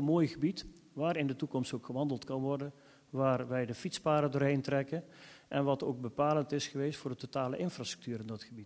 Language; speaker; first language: Dutch; native; Dutch